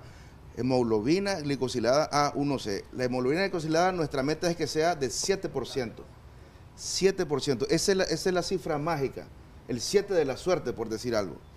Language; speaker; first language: Spanish; native; Spanish